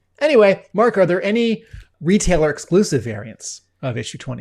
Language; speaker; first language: English; native; English